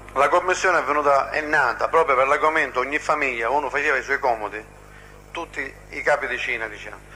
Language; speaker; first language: Italian; non-native, local second language; Sicilian